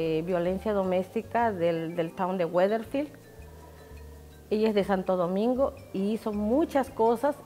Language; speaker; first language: Spanish; native; Spanish